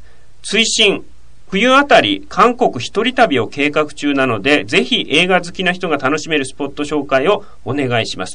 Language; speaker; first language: Japanese; native; Japanese